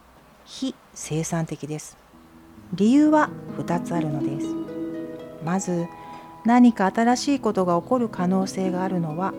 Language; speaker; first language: Japanese; native; Japanese